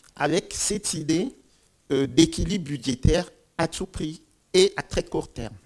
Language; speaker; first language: French; non-native, local second language; Ewe